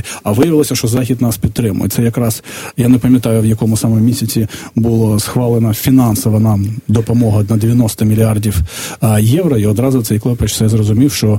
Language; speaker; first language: Ukrainian; native; Ukrainian